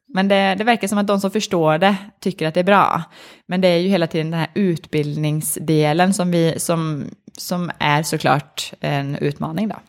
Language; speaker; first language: Swedish; native; Swedish